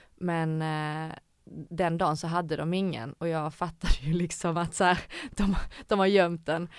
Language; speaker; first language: Swedish; native; Swedish